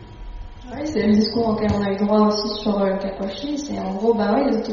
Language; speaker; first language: French; native; French